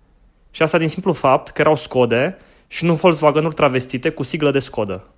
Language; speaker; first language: Romanian; native; Romanian